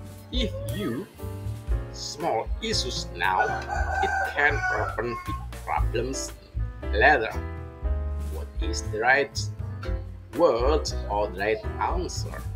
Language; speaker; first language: English; non-native, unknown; Indonesian